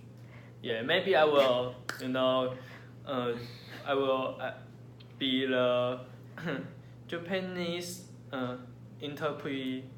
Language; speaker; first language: English; non-native, learner; Chinese